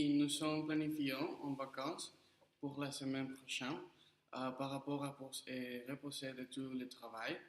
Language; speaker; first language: French; non-native, learner; Spanish